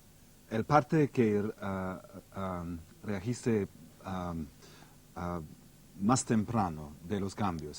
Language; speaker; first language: Spanish; non-native, fluent; English